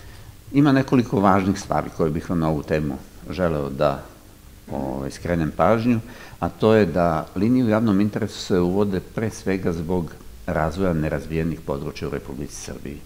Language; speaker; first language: Serbian; native; Serbian